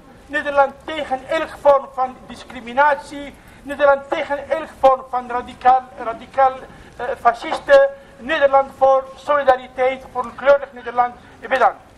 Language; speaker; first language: Dutch; non-native, learner; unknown